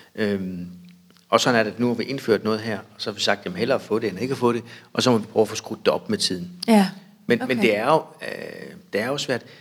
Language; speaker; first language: Danish; native; Danish